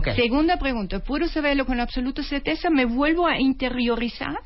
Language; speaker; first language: Spanish; non-native, fluent; German